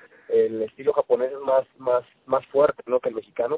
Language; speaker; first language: Spanish; native; Spanish